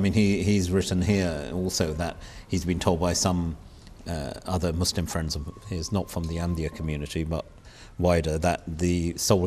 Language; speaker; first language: English; native; English